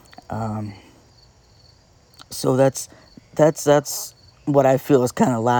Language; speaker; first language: English; native; English